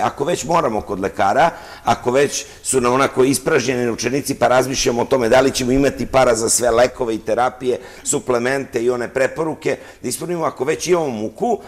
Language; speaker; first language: Serbian; native; Serbian